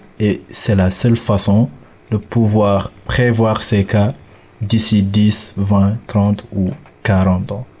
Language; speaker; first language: French; non-native, local second language; Wolof